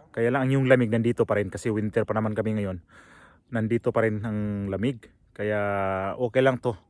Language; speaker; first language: Filipino; native; Filipino